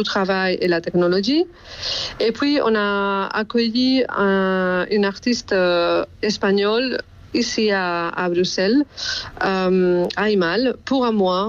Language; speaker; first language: French; non-native, fluent; Spanish